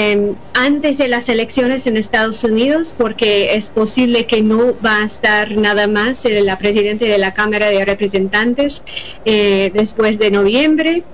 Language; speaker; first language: Spanish; non-native, fluent; English